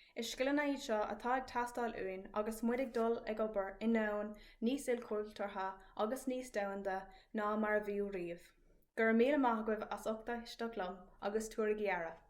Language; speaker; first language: Irish; non-native, local second language; English